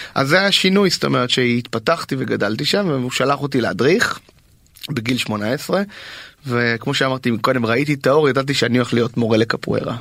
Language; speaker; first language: Hebrew; native; Hebrew